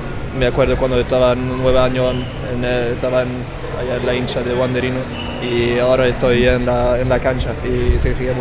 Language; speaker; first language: Spanish; early bilingual, heritage; Spanish